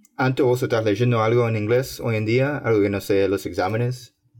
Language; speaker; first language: Spanish; non-native, fluent; English